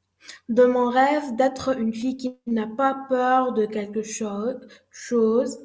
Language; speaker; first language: French; non-native, learner; Arabic